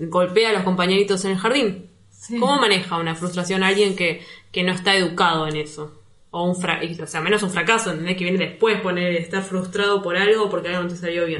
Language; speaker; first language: Spanish; native; Spanish